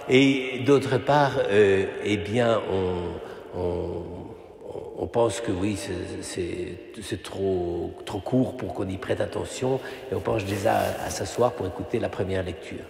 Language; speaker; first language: French; native; French